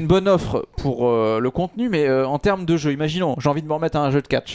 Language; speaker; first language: French; native; French